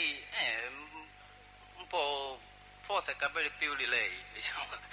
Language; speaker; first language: Italian; non-native, learner; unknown